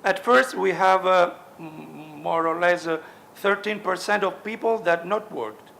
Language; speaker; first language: English; non-native, learner; Italian